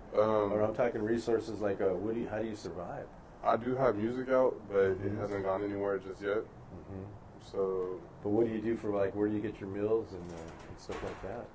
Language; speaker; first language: English; native; English